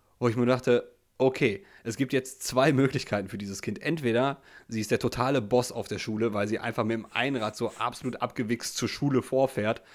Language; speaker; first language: German; early bilingual, other home language; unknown